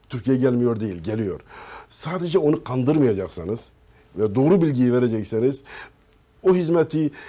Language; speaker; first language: Turkish; non-native, local second language; Kurdish